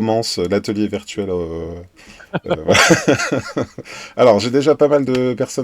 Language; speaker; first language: French; native; French